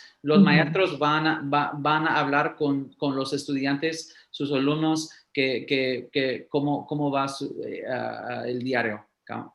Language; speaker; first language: Spanish; early bilingual, heritage; English